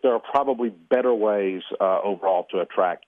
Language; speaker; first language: English; native; English